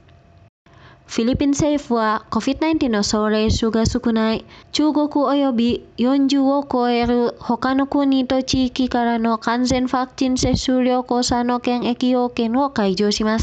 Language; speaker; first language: Japanese; non-native, fluent; Indonesian